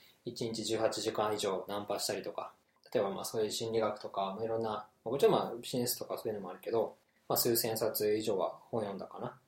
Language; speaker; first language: Japanese; native; Japanese